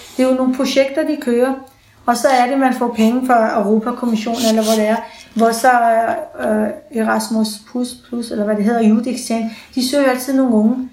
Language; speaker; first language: Danish; early bilingual, other home language; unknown